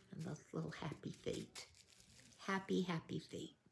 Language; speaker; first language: English; native; English